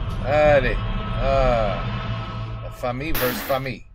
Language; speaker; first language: French; non-native, learner; English